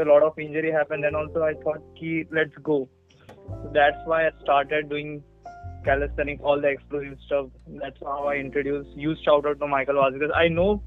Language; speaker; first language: English; non-native, local second language; Marathi